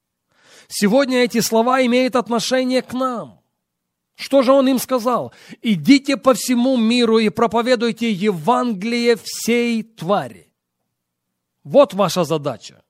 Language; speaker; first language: Russian; native; Russian